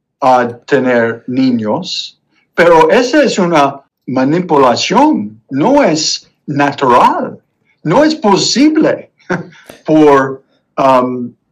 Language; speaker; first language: Spanish; non-native, fluent; English